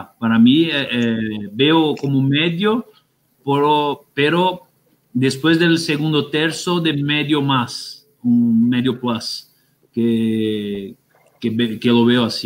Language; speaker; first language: Spanish; non-native, fluent; Portuguese